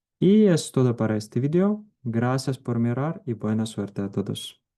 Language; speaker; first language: Spanish; non-native, fluent; Ukrainian